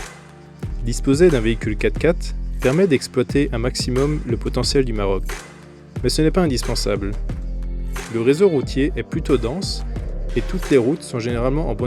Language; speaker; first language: French; native; French